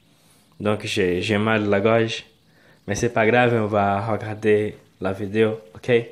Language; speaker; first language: French; non-native, learner; Portuguese